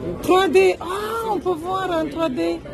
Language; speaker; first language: French; non-native, learner; Romanian